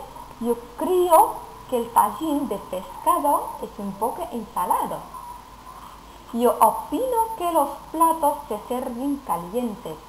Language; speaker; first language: Spanish; non-native, fluent; Arabic